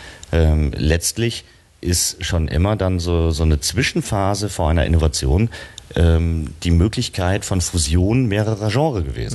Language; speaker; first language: German; native; German